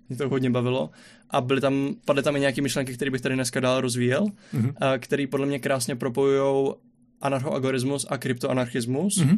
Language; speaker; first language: Czech; native; Czech